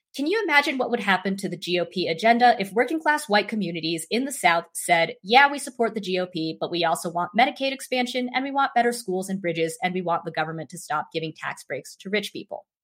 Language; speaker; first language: English; native; English